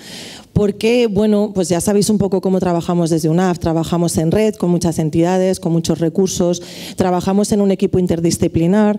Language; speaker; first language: Spanish; native; Spanish